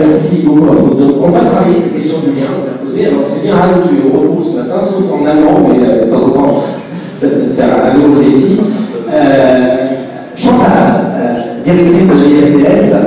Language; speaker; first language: French; native; French